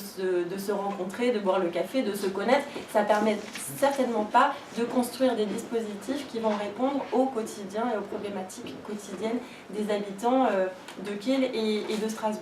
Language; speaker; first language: French; native; French